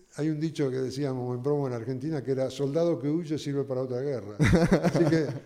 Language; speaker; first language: Spanish; native; Spanish